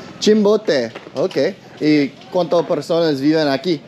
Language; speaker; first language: Spanish; non-native, learner; English